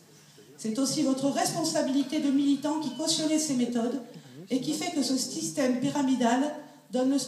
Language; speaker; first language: French; native; French